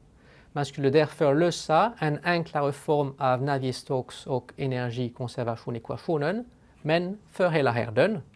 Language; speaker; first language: Swedish; non-native, fluent; French